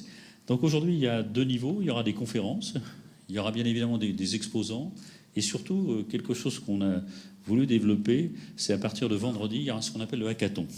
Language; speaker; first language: French; native; French